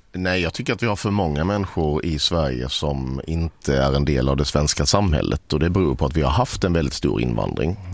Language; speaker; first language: Swedish; native; Swedish